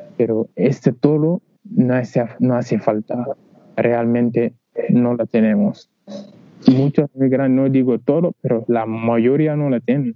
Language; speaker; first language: Spanish; non-native, learner; Wolof